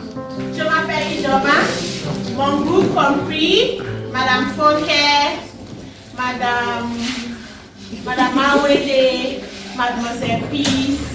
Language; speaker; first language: French; non-native, learner; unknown